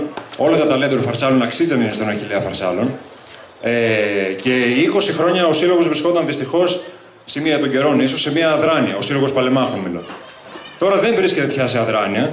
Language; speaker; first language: Greek; native; Greek